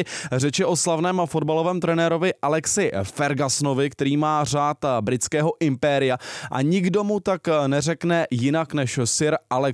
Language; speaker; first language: Czech; native; Czech